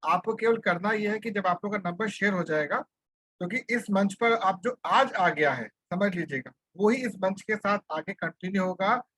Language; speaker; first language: Hindi; native; Hindi